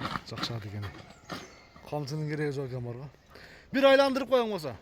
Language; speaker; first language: Kyrgyz; native; Kyrgyz